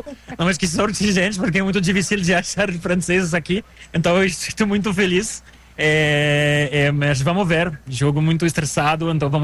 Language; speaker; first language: Portuguese; non-native, learner; French